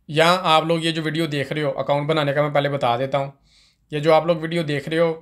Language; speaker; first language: Urdu; non-native, local second language; Punjabi